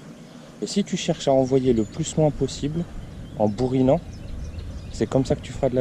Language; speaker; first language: French; native; French